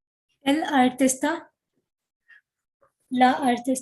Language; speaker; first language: Spanish; non-native, learner; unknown